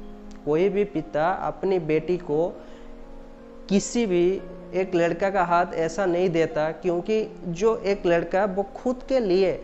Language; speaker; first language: Hindi; non-native, local second language; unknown